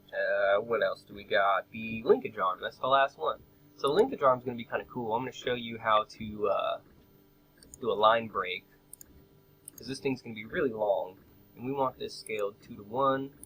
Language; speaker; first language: English; native; English